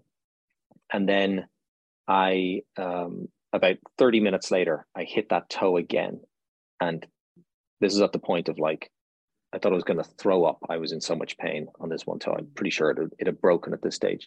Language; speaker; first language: English; native; English